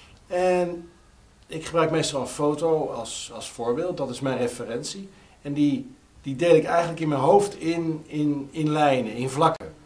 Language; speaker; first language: Dutch; native; Dutch